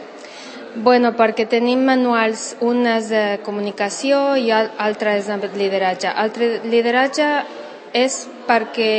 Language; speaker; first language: Catalan; non-native, local second language; Spanish